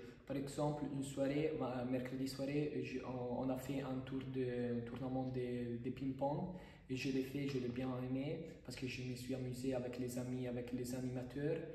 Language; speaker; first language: French; non-native, fluent; Italian